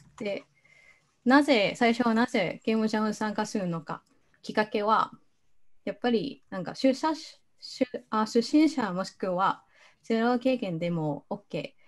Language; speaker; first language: Japanese; non-native, fluent; Cantonese